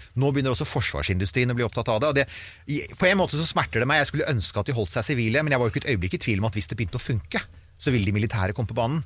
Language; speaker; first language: Norwegian; native; Norwegian